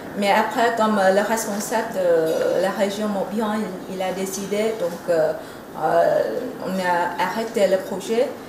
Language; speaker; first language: French; non-native, fluent; Vietnamese